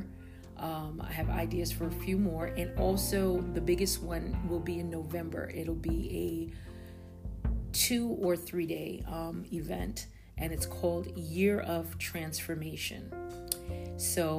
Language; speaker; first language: English; native; English